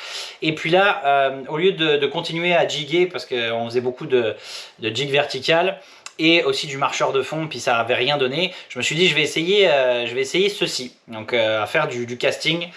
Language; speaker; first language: French; native; French